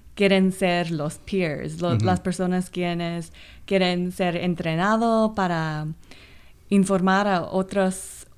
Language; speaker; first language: Spanish; non-native, fluent; Korean